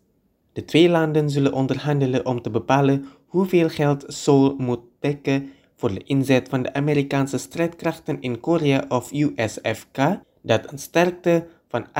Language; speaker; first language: Dutch; non-native, fluent; Indonesian